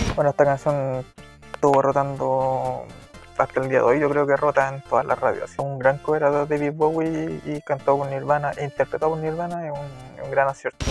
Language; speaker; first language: Spanish; native; Spanish